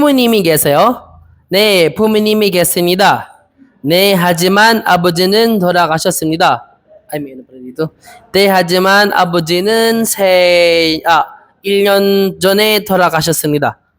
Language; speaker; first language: Korean; non-native, learner; Filipino